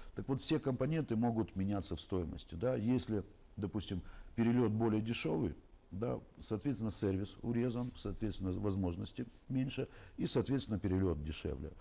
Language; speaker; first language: Russian; native; Russian